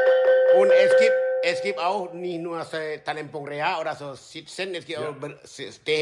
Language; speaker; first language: German; non-native, learner; Indonesian